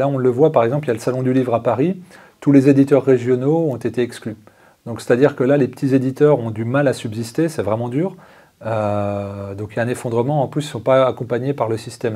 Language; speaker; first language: French; native; French